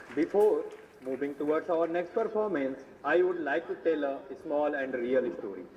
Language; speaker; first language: English; non-native, local second language; Hindi